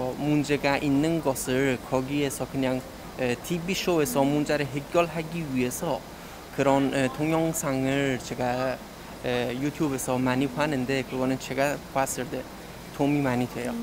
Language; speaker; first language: Korean; non-native, learner; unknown